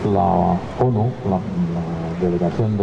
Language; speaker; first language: Spanish; non-native, local second language; Catalan